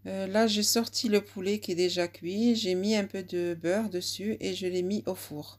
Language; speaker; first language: French; non-native, local second language; Arabic